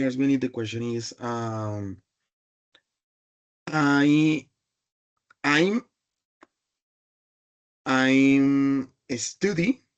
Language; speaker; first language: English; non-native, learner; Spanish